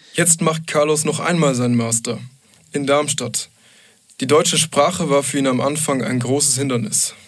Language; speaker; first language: German; native; German